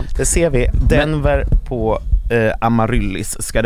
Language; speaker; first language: Swedish; native; Swedish